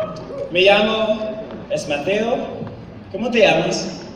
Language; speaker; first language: Spanish; non-native, learner; French